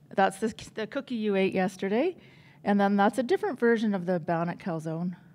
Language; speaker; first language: English; native; English